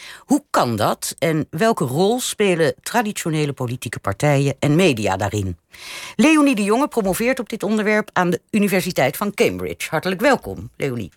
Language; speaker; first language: Dutch; native; Dutch